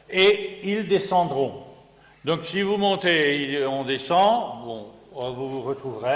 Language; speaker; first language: French; non-native, fluent; Spanish